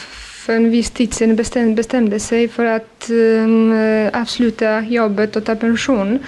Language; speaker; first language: Swedish; non-native, fluent; Polish